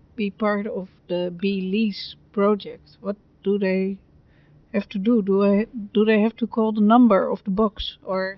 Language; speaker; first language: English; non-native, fluent; Dutch